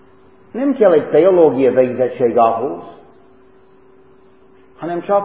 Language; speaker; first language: Hungarian; non-native, fluent; English